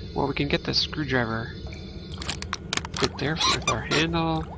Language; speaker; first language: English; native; English